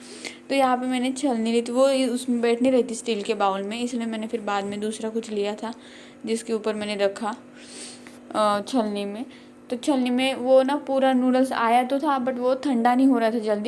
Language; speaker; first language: Hindi; non-native, local second language; Marathi